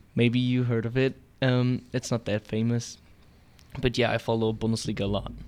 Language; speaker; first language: English; non-native, fluent; German